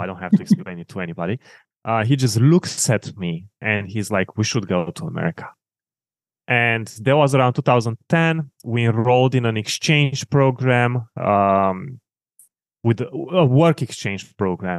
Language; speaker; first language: English; non-native, fluent; Romanian